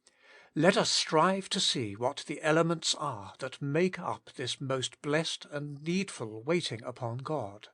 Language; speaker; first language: English; native; English